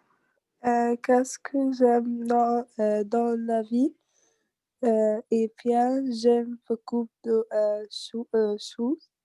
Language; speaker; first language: French; non-native, learner; Arabic